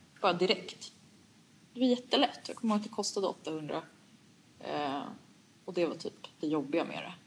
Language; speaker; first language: Swedish; early bilingual, other home language; Persian